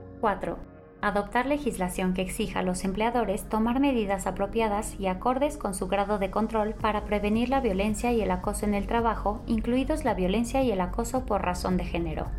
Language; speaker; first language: Spanish; native; Spanish